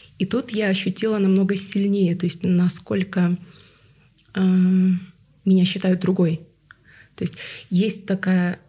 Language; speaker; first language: Russian; non-native, local second language; Tuvinian